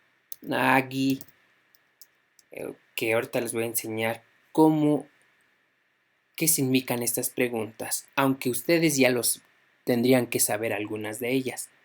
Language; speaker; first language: Spanish; non-native, local second language; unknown